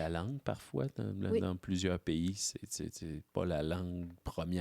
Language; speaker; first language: French; native; French